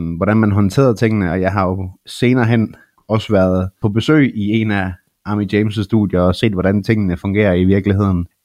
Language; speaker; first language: Danish; early bilingual, other home language; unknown